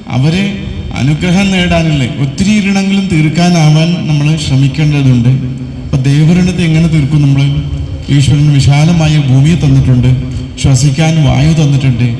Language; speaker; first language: Malayalam; non-native, local second language; Kannada